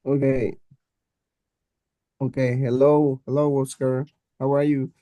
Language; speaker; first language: English; non-native, learner; Spanish